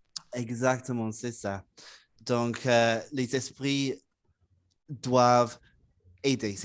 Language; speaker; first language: French; non-native, learner; English